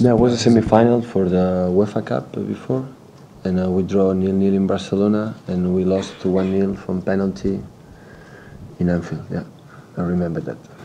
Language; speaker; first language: English; non-native, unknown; Catalan